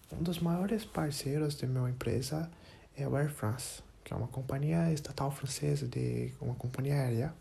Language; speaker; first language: Portuguese; non-native, learner; English